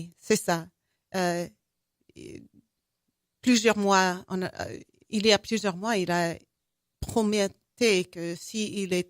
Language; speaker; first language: French; non-native, fluent; English